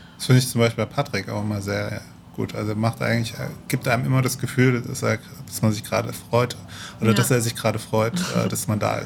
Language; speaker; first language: German; native; German